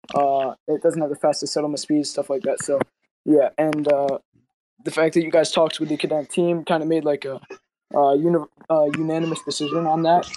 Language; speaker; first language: English; native; English